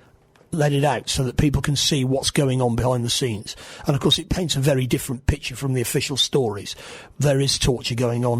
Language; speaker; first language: English; native; English